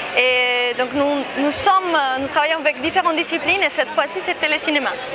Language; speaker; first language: French; non-native, fluent; Spanish